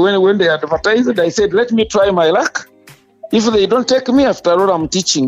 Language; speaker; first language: English; non-native, local second language; Nyankole